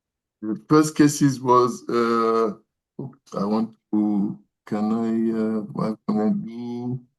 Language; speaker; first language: English; non-native, learner; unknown